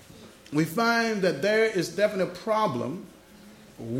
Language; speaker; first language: English; native; English